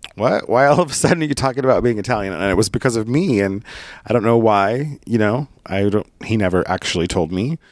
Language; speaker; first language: English; early bilingual, other home language; Italian